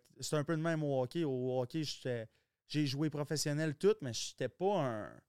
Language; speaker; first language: French; native; French